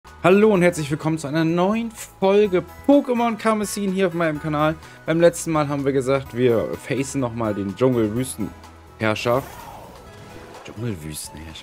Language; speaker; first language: German; native; German